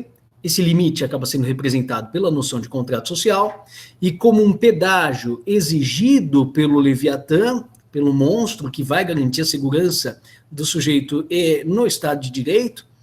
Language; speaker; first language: Portuguese; native; Portuguese